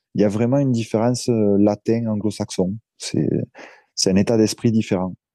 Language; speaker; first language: French; native; French